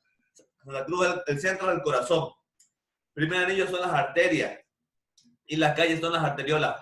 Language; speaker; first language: Spanish; native; Spanish